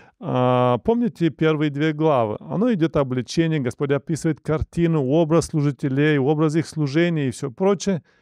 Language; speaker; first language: Russian; non-native, local second language; Romanian